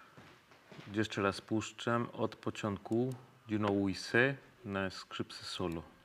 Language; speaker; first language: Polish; non-native, fluent; Spanish